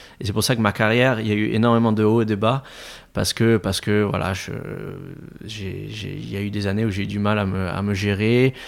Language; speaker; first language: French; native; French